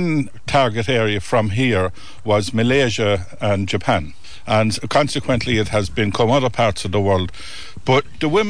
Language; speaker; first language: English; native; English